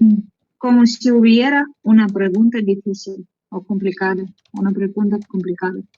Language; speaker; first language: Spanish; non-native, learner; Russian